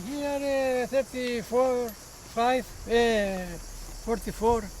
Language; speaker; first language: English; non-native, learner; Greek